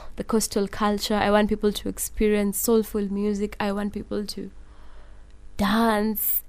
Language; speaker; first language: English; non-native, local second language; Swahili